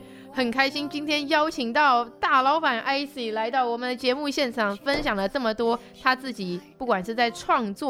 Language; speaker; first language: Chinese; native; Chinese